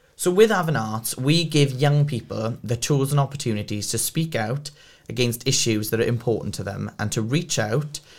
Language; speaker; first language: English; native; English